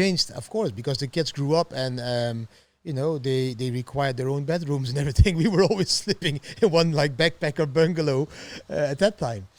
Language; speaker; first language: English; non-native, fluent; Dutch